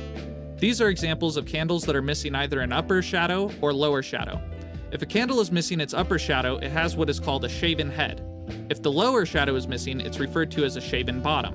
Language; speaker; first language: English; native; English